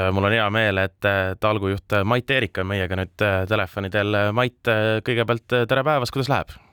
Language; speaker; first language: Estonian; native; Estonian